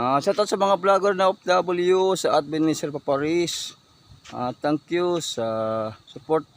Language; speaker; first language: Filipino; non-native, local second language; Waray